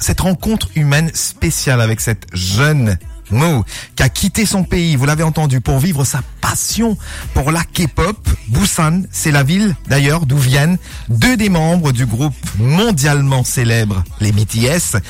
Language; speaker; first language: French; non-native, local second language; Morisyen